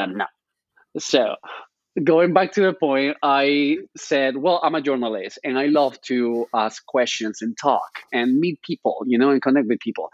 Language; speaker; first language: English; non-native, fluent; Spanish